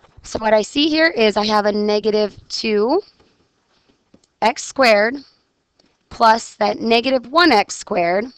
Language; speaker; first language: English; native; English